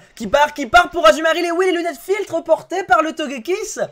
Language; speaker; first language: French; native; French